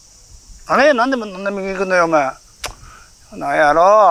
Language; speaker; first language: Japanese; native; Japanese